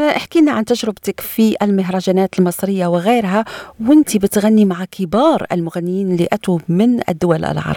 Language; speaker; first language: Arabic; native; Arabic